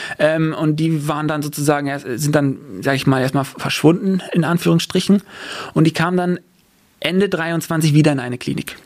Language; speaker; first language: German; native; German